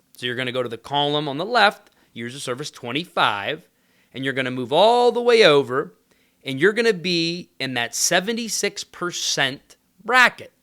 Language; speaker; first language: English; native; English